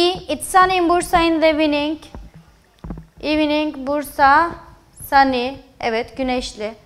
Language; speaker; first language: English; non-native, fluent; Turkish